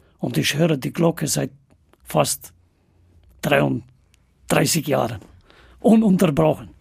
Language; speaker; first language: German; non-native, fluent; Albanian